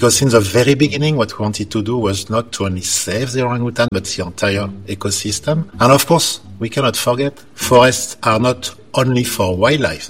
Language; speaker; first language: English; non-native, fluent; French